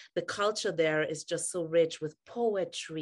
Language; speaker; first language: English; non-native, fluent; German